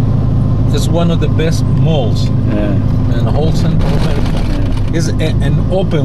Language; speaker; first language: English; non-native, learner; Spanish